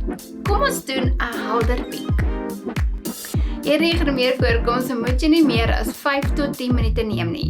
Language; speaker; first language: Afrikaans; native; Afrikaans